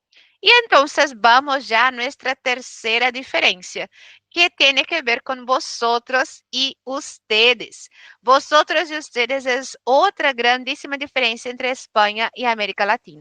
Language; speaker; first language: Spanish; non-native, fluent; Portuguese